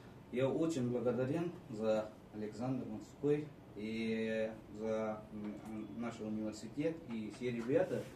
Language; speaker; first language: Russian; non-native, fluent; Marathi